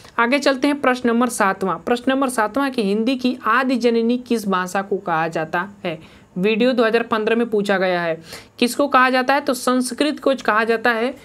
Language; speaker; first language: Hindi; native; Hindi